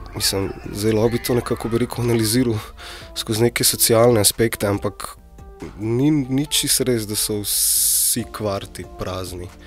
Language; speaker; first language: Slovenian; early bilingual, other home language; Bosnian